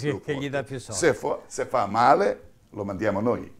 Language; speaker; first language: Italian; non-native, fluent; Croatian